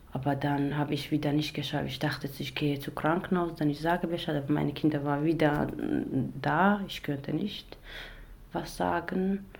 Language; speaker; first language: German; non-native, learner; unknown